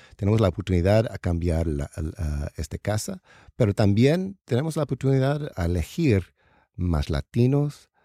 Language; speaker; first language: Spanish; non-native, learner; English